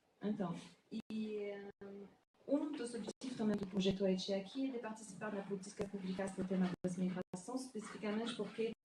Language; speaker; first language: Portuguese; non-native, fluent; French